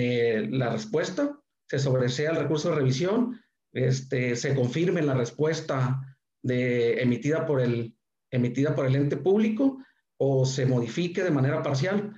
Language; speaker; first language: Spanish; native; Spanish